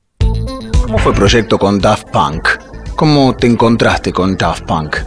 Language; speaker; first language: Spanish; native; Spanish